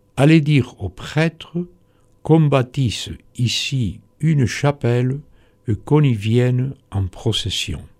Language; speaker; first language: French; non-native, fluent; Spanish